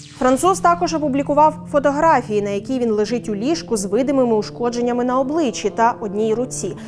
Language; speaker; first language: Ukrainian; native; Ukrainian